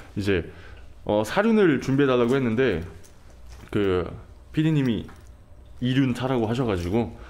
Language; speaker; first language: Korean; non-native, fluent; Portuguese